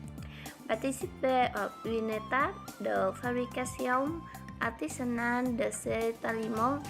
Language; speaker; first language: French; non-native, learner; Vietnamese